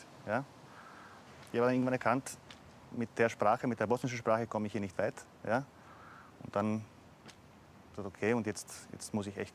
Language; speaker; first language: German; non-native, fluent; Bosnian